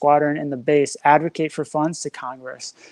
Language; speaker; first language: English; native; English